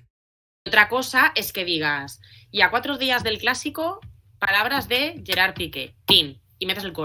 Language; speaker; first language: Spanish; native; Spanish